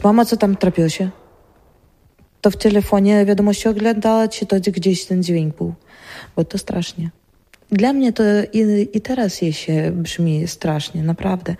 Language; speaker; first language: Polish; non-native, learner; Ukrainian